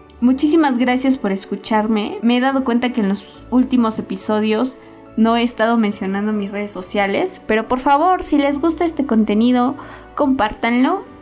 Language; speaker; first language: Spanish; native; Spanish